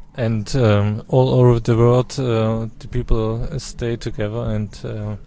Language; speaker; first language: English; non-native, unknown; German